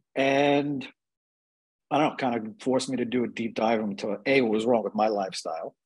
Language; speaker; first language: English; native; English